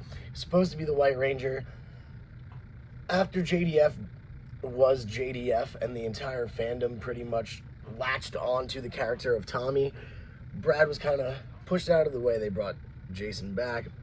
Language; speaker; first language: English; native; English